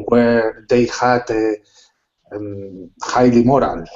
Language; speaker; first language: English; non-native, learner; Spanish